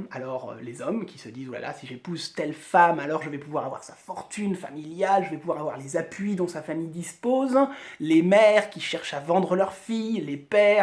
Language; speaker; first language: French; native; French